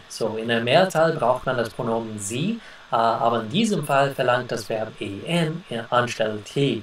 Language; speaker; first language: German; non-native, fluent; English